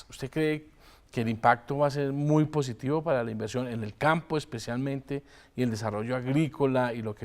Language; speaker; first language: Spanish; native; Spanish